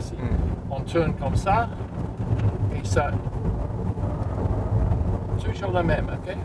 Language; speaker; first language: French; non-native, learner; English